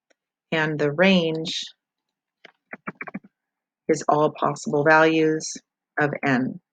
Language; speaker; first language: English; native; English